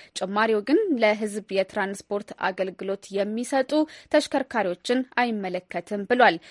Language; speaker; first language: Amharic; native; Amharic